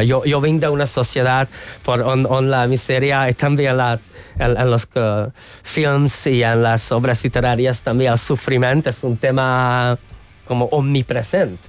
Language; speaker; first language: Catalan; non-native, fluent; Hungarian